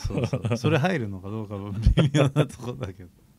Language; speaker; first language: Japanese; native; Japanese